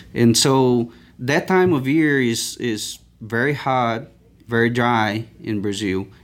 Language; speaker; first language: English; non-native, fluent; Portuguese